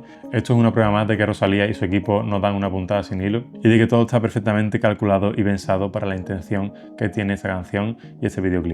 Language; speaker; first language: Spanish; native; Spanish